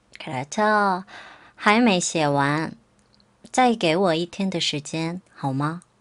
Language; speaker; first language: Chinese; non-native, fluent; Korean